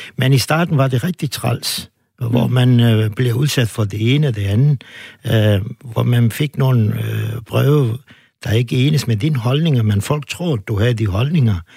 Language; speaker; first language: Danish; non-native, fluent; Turkish